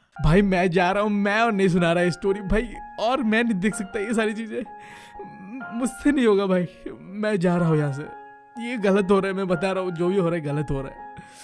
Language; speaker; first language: Hindi; non-native, local second language; Bangla